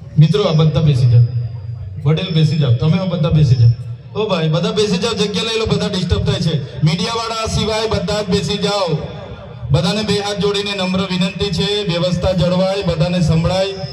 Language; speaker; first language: Gujarati; non-native, local second language; Vasavi